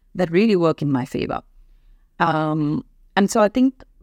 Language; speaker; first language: English; non-native, local second language; Hindi